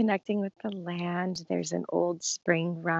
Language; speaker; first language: English; native; English